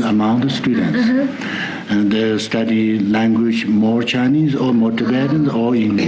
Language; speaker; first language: English; non-native, learner; Tibetan